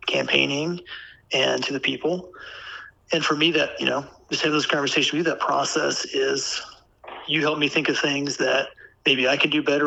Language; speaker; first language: English; native; English